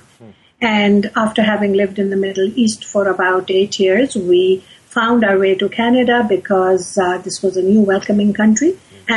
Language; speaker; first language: English; non-native, local second language; Urdu